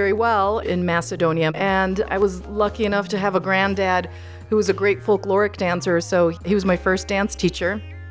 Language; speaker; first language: English; early bilingual, other home language; Macedonian